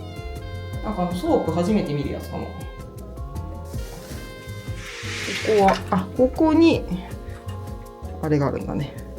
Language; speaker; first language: Japanese; native; Japanese